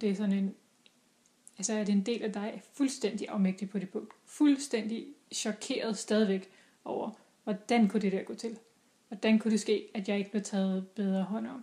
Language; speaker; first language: Danish; native; Danish